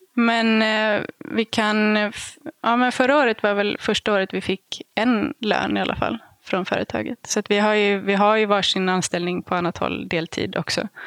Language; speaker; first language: Swedish; native; Swedish